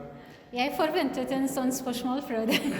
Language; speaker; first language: Norwegian; non-native, learner; Kurdish